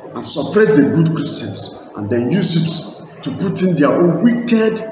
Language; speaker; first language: English; non-native, local second language; Igbo